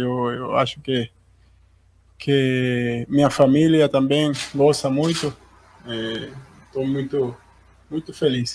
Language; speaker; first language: Portuguese; non-native, fluent; Spanish